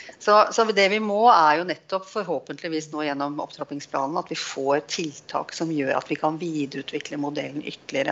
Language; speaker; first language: Norwegian; native; Norwegian